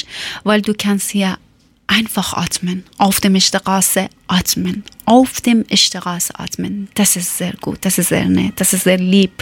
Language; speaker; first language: German; non-native, learner; Persian